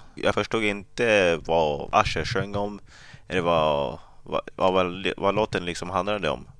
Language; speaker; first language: Swedish; early bilingual, other home language; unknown